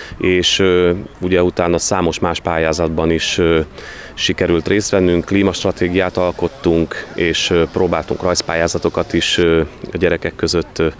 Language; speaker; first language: Hungarian; native; Hungarian